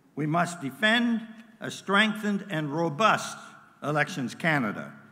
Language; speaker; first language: English; native; English